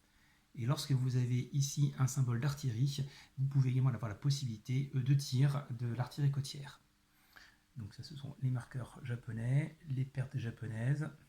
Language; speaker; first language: French; native; French